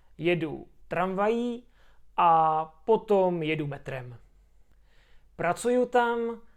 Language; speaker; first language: Czech; native; Czech